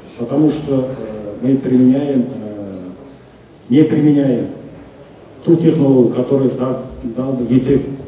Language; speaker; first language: Russian; non-native, local second language; Kazakh